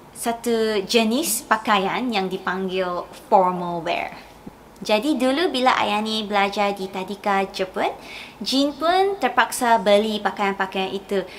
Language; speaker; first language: Malay; native; Malay